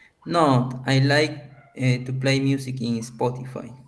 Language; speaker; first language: English; non-native, learner; Spanish